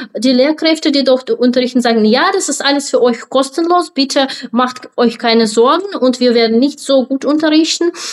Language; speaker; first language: German; non-native, fluent; Ukrainian